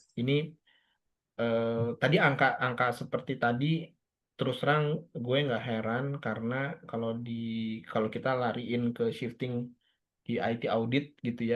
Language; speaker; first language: Indonesian; native; Indonesian